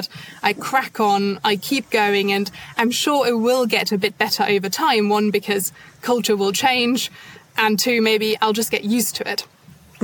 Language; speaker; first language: English; non-native, fluent; German